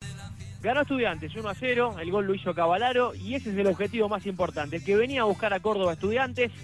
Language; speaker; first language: Spanish; native; Spanish